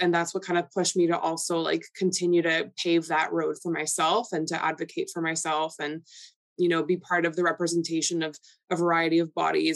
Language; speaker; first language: English; early bilingual, other home language; Polish